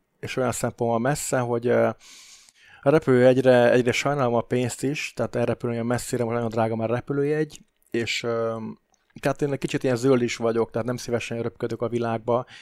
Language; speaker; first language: Hungarian; native; Hungarian